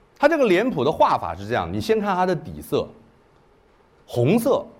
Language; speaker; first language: Chinese; native; Chinese